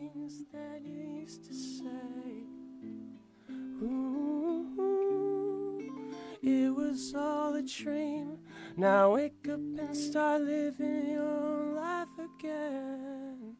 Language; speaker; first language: English; native; English